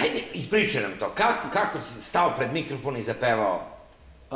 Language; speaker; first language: Serbian; native; Serbian